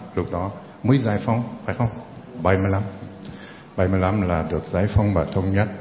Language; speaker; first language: Vietnamese; non-native, fluent; German